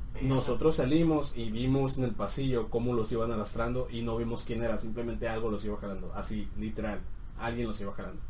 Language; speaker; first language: Spanish; native; Spanish